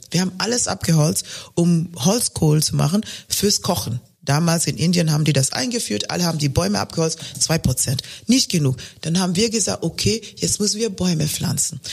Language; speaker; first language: German; non-native, fluent; Luo (Kenya and Tanzania)